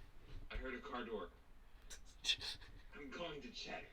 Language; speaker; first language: English; native; English